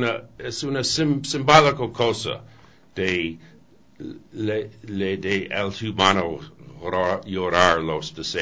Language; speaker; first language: Spanish; non-native, learner; English